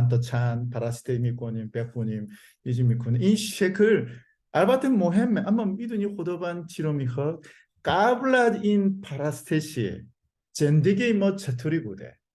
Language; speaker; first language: Persian; non-native, learner; Korean